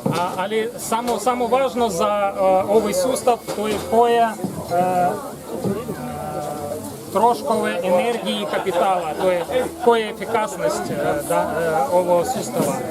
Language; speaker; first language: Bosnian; non-native, learner; Ukrainian